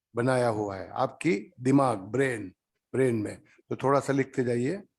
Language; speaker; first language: Hindi; non-native, local second language; Gujarati